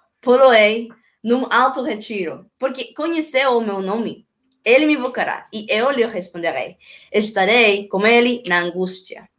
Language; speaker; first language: Portuguese; non-native, learner; Spanish